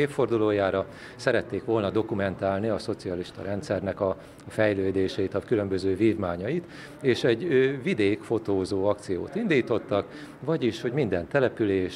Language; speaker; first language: Hungarian; native; Hungarian